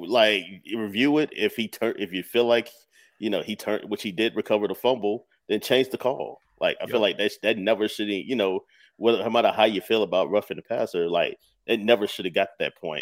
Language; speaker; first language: English; native; English